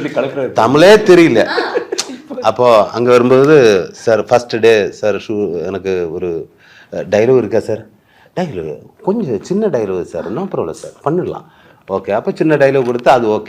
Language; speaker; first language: Tamil; non-native, learner; Malayalam